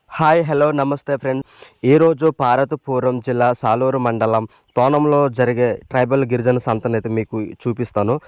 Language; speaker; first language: Telugu; native; Telugu